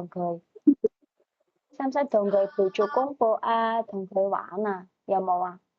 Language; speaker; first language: Cantonese; native; Cantonese